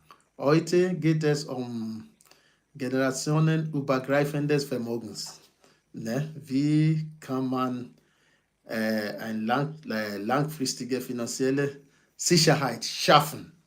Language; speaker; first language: German; non-native, fluent; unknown